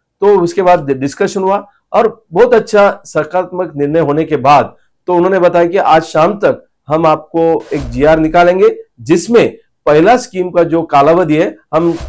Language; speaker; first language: Hindi; non-native, local second language; Marathi